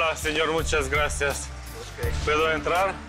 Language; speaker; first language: Spanish; non-native, learner; Romanian